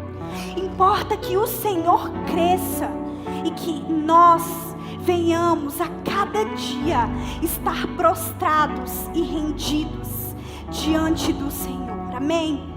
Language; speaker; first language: Portuguese; native; Portuguese